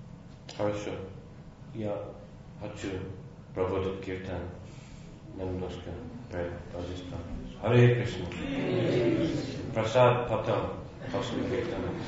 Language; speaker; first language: Russian; non-native, fluent; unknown